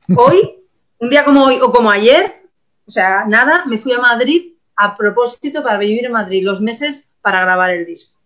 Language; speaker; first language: Spanish; native; Spanish